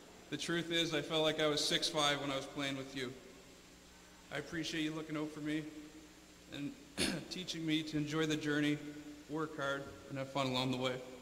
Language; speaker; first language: English; native; English